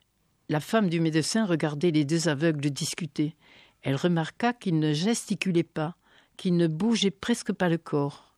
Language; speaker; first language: French; native; French